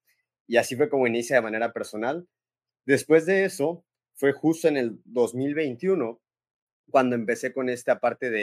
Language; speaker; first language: Spanish; native; Spanish